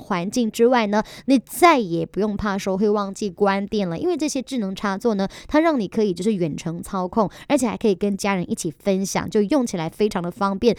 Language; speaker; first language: Chinese; native; Chinese